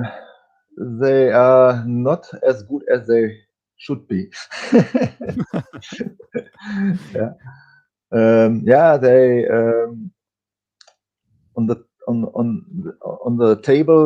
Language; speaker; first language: English; non-native, fluent; German